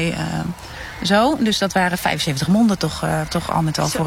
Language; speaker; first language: Dutch; native; Dutch